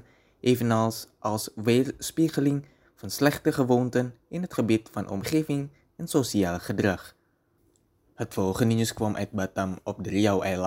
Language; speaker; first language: Dutch; non-native, fluent; Indonesian